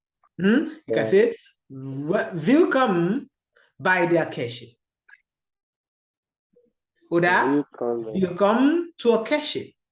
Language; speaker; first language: German; non-native, learner; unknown